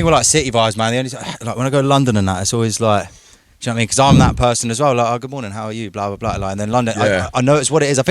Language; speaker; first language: English; native; English